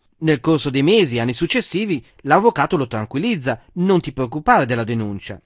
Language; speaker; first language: Italian; native; Italian